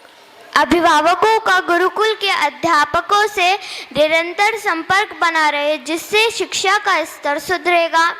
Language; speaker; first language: Hindi; native; Hindi